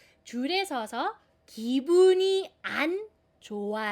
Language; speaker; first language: Korean; non-native, fluent; Filipino